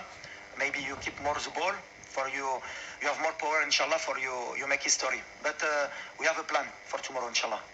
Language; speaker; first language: English; non-native, learner; French